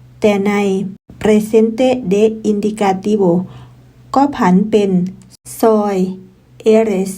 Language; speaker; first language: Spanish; non-native, fluent; Thai